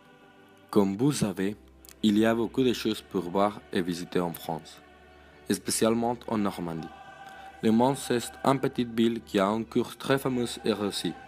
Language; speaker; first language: French; non-native, learner; Spanish